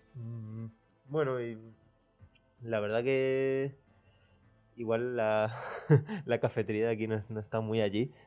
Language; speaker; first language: Spanish; native; Spanish